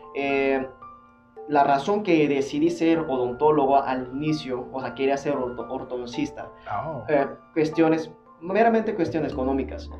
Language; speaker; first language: Spanish; non-native, fluent; Korean